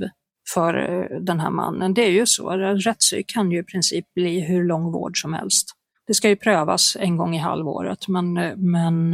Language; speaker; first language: Swedish; native; Swedish